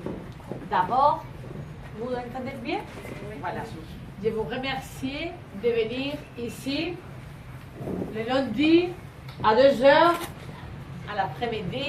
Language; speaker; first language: French; non-native, learner; Spanish